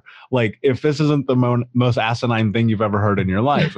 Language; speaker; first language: English; native; English